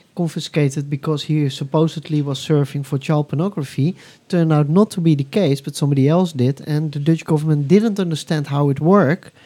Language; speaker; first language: English; non-native, fluent; Dutch